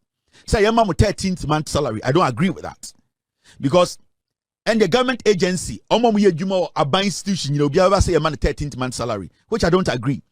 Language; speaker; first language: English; non-native, local second language; Akan